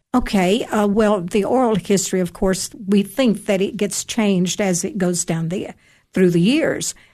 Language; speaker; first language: English; native; English